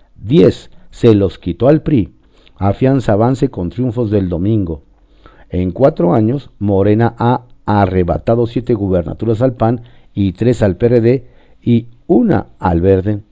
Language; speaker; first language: Spanish; native; Spanish